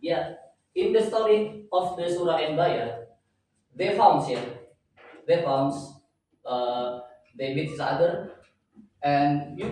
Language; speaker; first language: English; non-native, learner; Indonesian